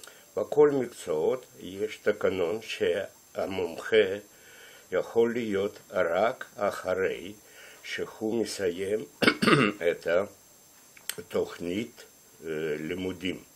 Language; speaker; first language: Hebrew; non-native, fluent; Russian